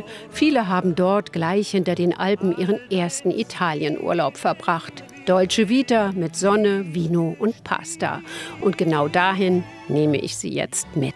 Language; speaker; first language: German; native; German